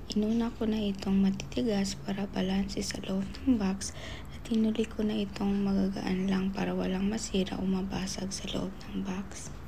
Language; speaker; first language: Filipino; native; Filipino